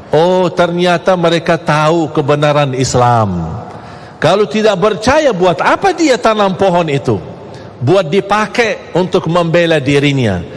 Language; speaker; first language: Malay; non-native, fluent; Arabic